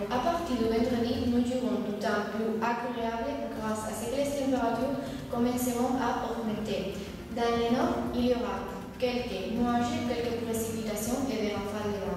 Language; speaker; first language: French; non-native, learner; Spanish